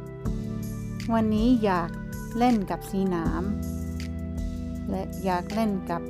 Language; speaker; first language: Thai; non-native, fluent; English